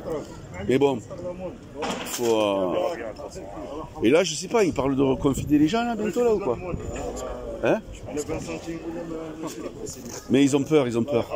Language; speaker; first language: French; native; French